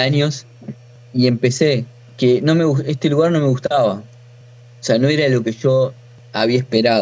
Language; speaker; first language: Spanish; native; Spanish